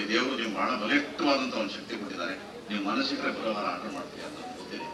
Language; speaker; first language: Kannada; native; Kannada